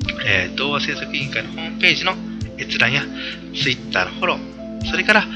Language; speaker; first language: Japanese; native; Japanese